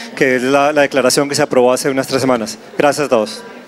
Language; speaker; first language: Spanish; native; Spanish